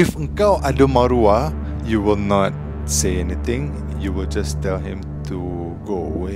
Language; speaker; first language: English; non-native, local second language; Malay